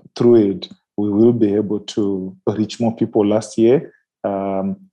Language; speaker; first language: English; non-native, local second language; Shona